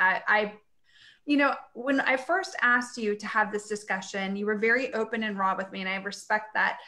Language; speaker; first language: English; native; English